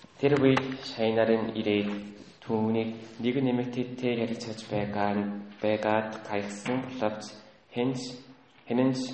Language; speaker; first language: Mongolian; native; Mongolian